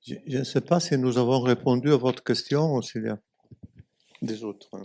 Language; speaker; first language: French; non-native, fluent; Italian